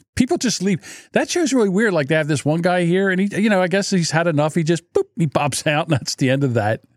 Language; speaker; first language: English; native; English